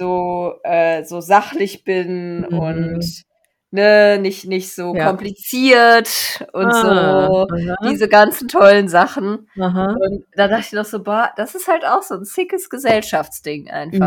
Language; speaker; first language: German; native; German